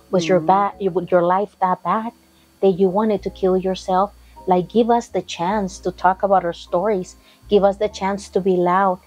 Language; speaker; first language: English; non-native, fluent; Spanish